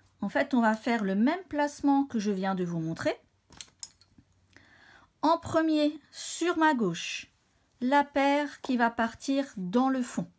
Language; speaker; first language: French; native; French